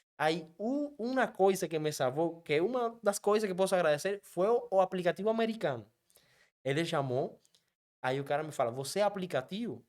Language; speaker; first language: Portuguese; non-native, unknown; Spanish